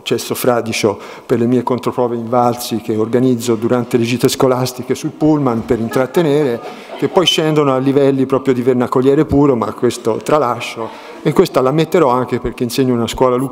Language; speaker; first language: Italian; native; Italian